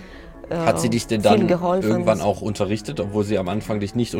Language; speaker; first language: German; native; German